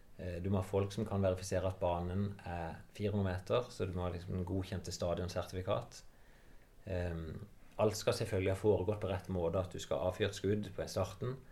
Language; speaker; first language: Norwegian; native; Norwegian